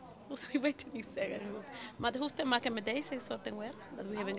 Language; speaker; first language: Dutch; non-native, learner; Spanish